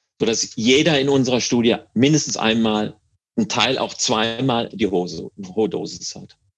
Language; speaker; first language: German; native; German